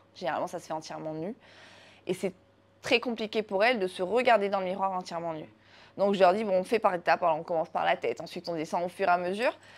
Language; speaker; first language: French; native; French